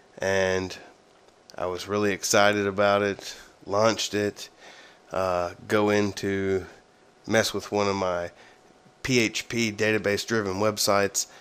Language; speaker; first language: English; native; English